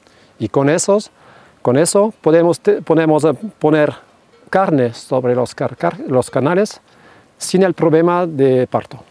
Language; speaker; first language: Spanish; non-native, fluent; French